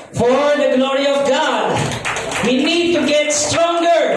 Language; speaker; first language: English; non-native, local second language; Filipino